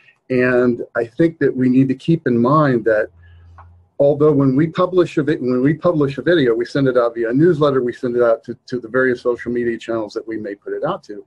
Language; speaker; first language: English; native; English